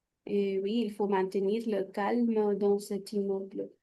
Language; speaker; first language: French; non-native, fluent; Hindi